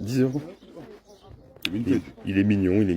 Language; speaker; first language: French; native; French